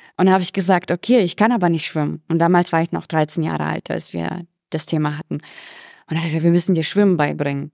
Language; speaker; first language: German; early bilingual, other home language; Russian